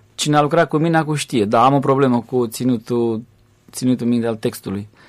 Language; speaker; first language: Romanian; native; Romanian